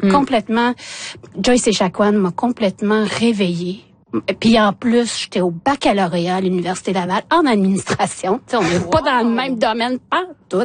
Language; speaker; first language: French; non-native, local second language; Innu-aimun